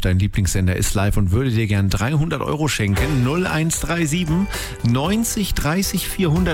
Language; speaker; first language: German; native; German